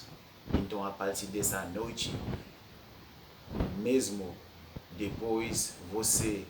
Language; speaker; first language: Portuguese; non-native, fluent; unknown